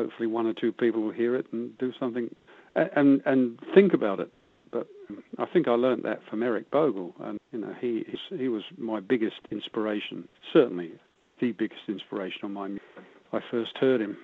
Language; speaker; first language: English; native; English